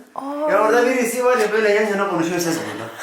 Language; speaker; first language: Turkish; native; Turkish